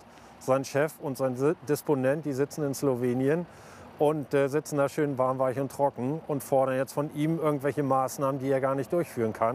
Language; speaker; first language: German; native; German